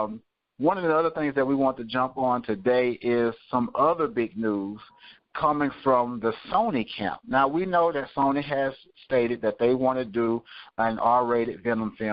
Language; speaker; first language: English; native; English